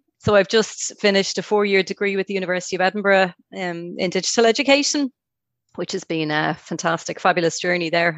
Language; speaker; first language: English; native; English